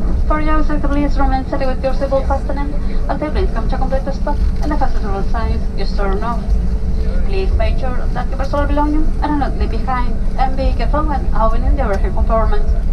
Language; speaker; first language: English; non-native, learner; Spanish